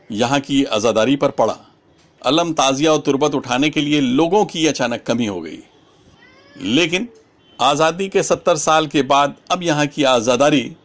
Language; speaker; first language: Urdu; native; Urdu